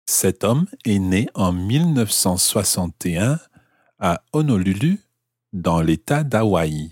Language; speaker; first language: French; non-native, fluent; English